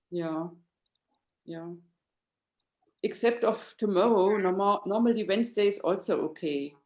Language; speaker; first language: English; non-native, fluent; German